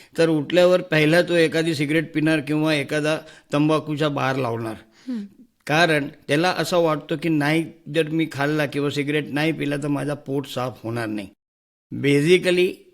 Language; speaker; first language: Marathi; non-native, local second language; Hindi